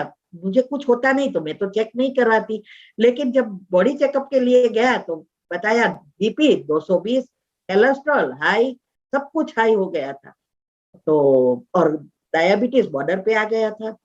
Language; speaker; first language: Hindi; non-native, local second language; Gujarati